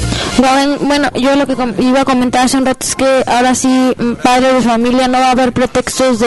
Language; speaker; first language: Spanish; native; Spanish